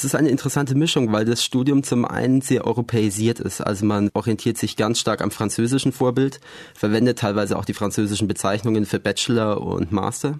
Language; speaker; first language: German; native; German